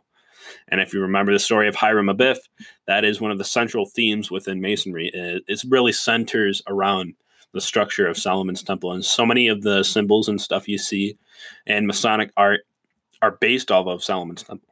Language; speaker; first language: English; native; English